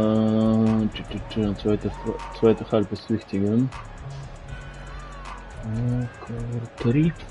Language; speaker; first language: German; non-native, learner; Russian